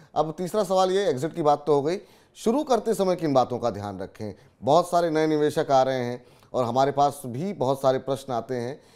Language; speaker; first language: Hindi; native; Hindi